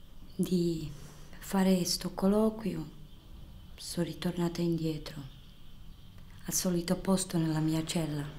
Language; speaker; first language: Italian; non-native, fluent; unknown